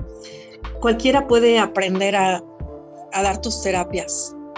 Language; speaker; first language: Spanish; native; Spanish